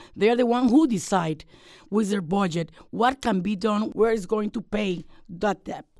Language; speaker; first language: English; non-native, fluent; Spanish